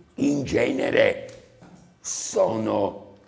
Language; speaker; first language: Italian; native; Italian